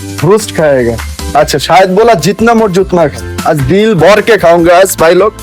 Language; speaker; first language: Hindi; non-native, learner; Bangla